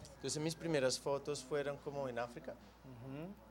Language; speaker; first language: Spanish; non-native, fluent; Portuguese